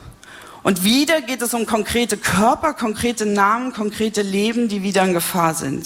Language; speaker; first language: German; native; German